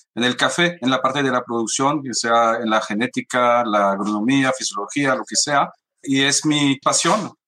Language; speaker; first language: Spanish; non-native, fluent; French